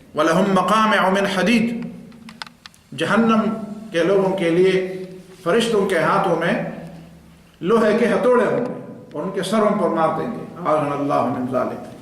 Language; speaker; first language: Urdu; non-native, local second language; Pashto